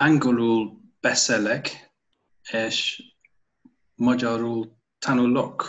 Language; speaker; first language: Hungarian; non-native, learner; English